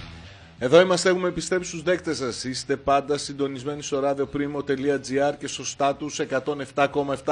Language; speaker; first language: Greek; native; Greek